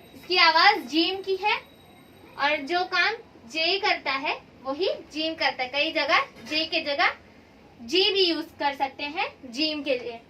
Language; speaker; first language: Hindi; native; Hindi